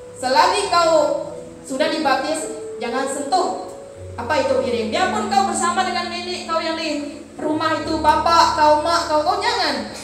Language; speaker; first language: Malay; non-native, local second language; Iban